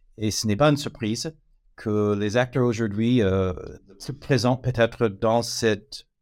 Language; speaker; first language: French; non-native, fluent; English